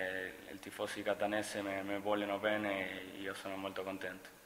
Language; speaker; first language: Italian; non-native, fluent; Spanish